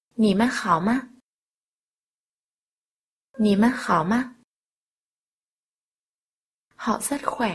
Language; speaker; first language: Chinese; non-native, fluent; Vietnamese